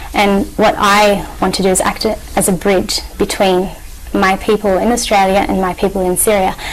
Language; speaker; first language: English; native; English